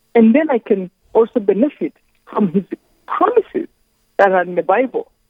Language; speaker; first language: English; non-native, local second language; Kinyarwanda